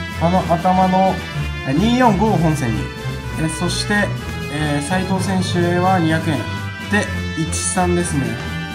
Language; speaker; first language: Japanese; native; Japanese